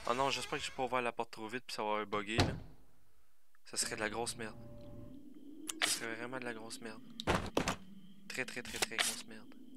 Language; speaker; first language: French; native; French